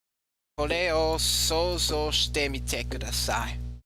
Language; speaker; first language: Japanese; non-native, learner; English